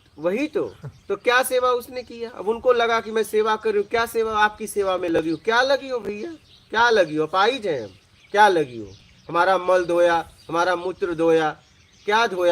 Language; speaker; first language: Hindi; native; Hindi